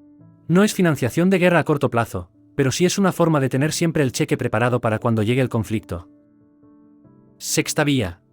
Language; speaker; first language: Spanish; native; Spanish